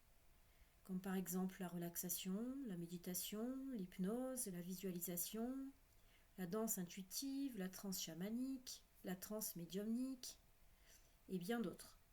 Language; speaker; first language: French; native; French